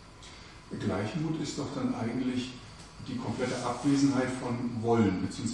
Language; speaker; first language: German; native; German